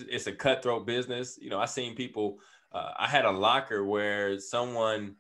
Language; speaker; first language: English; native; English